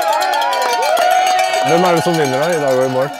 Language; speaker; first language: Norwegian; native; Norwegian